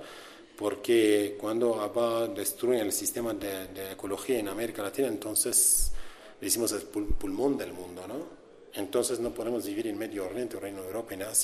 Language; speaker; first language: Spanish; non-native, learner; Kurdish